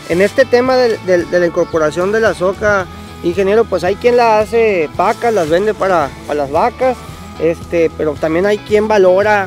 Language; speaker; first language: Spanish; native; Spanish